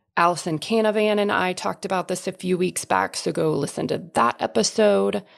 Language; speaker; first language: English; native; English